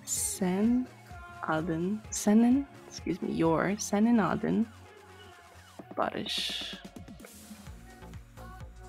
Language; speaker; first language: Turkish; non-native, learner; English